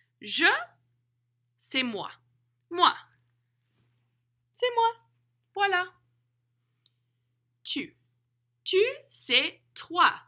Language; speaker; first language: French; non-native, fluent; English